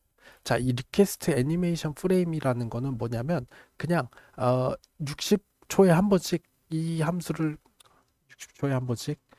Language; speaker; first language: Korean; native; Korean